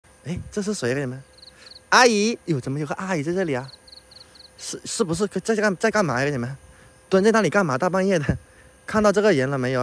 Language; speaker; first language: Chinese; native; Chinese